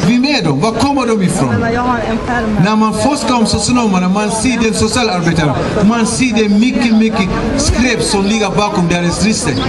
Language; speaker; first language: Swedish; non-native, fluent; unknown